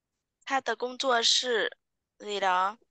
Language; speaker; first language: Chinese; non-native, fluent; Vietnamese